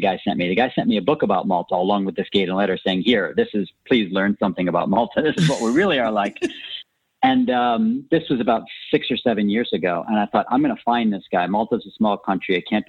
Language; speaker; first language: English; native; English